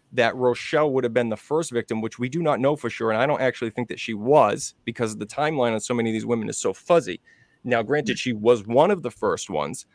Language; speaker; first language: English; native; English